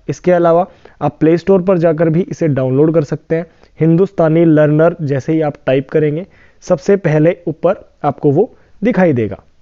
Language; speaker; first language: Hindi; native; Hindi